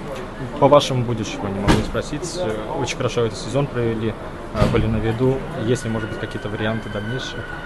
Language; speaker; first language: Russian; native; Russian